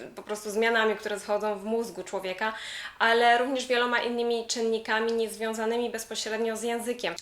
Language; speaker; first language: Polish; native; Polish